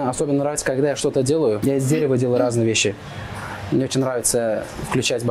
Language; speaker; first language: Russian; non-native, fluent; Azerbaijani